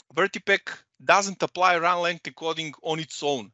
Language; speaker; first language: English; non-native, fluent; Serbian